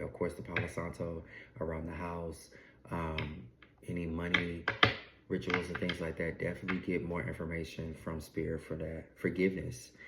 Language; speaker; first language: English; native; English